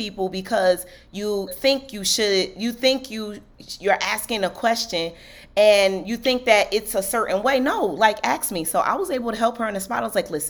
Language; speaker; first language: English; native; English